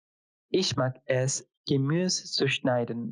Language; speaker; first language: German; non-native, fluent; Bangla